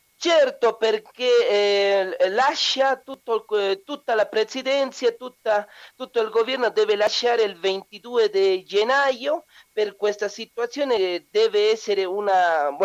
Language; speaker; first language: Italian; non-native, learner; Spanish